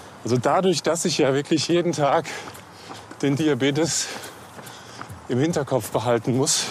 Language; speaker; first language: German; native; German